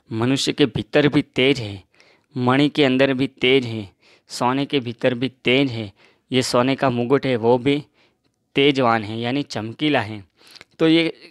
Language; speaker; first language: Hindi; non-native, local second language; Gujarati